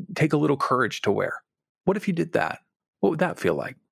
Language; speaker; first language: English; native; English